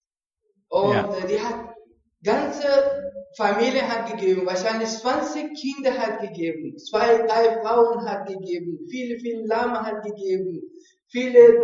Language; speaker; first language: German; non-native, learner; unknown